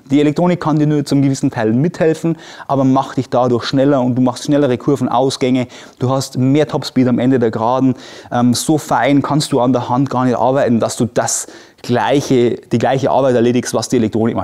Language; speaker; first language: German; native; German